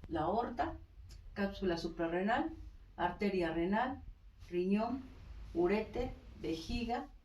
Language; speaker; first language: Spanish; native; Spanish